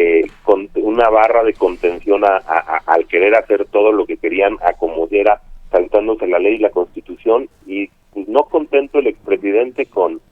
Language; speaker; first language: Spanish; native; Spanish